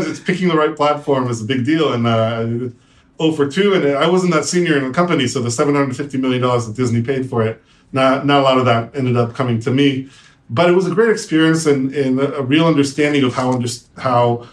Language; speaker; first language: English; native; English